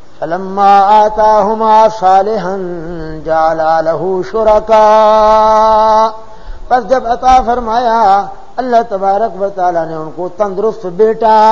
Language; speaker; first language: Urdu; non-native, local second language; Punjabi